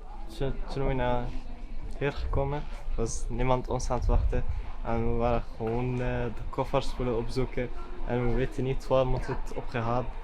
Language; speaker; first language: Dutch; early bilingual, other home language; Arabic